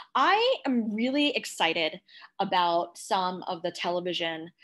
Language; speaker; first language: English; native; English